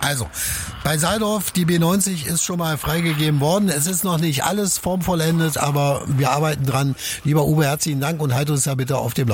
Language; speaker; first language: German; native; German